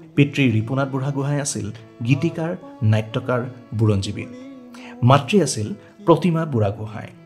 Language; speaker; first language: Assamese; native; Assamese